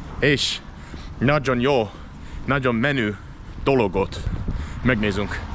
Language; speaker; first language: Hungarian; non-native, learner; English